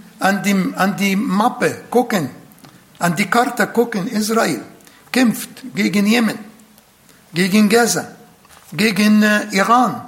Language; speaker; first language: German; non-native, fluent; Arabic